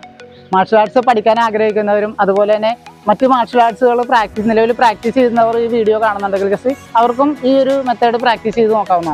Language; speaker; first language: Malayalam; native; Malayalam